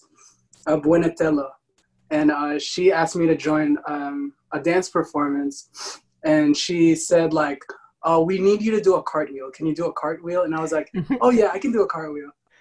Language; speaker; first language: English; non-native, local second language; Filipino